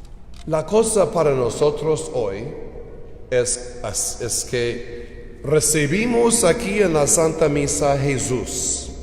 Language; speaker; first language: Spanish; non-native, learner; English